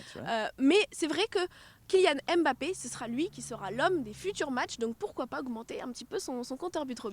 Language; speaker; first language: French; native; French